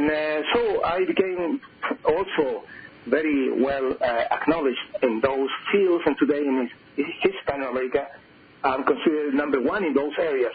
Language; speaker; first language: English; non-native, fluent; Spanish